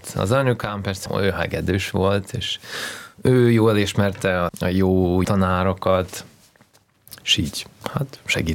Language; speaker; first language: Hungarian; non-native, fluent; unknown